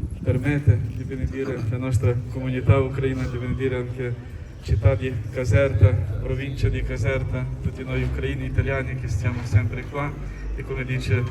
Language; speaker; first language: Italian; non-native, fluent; Ukrainian